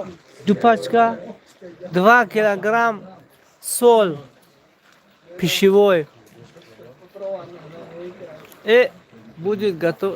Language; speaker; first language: Russian; non-native, local second language; Tajik